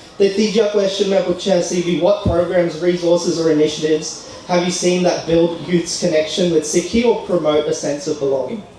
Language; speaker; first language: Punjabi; early bilingual, heritage; Punjabi